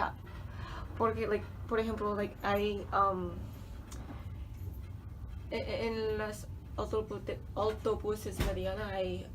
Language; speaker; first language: Spanish; non-native, learner; English